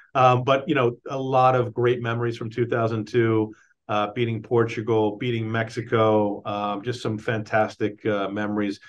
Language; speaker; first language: English; native; English